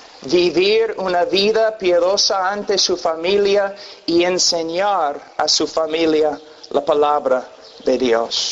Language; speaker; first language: Spanish; non-native, fluent; English